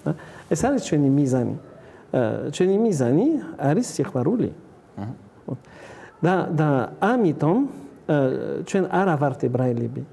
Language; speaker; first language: Georgian; non-native, learner; French